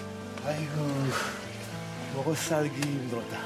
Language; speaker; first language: Korean; non-native, learner; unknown